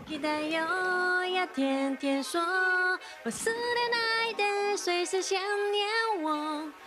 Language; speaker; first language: Chinese; non-native, fluent; Japanese